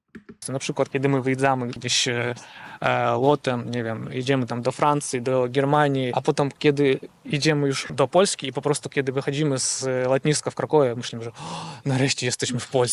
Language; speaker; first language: Polish; non-native, learner; Russian